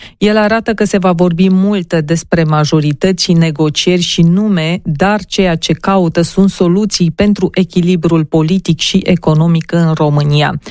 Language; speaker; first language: Romanian; native; Romanian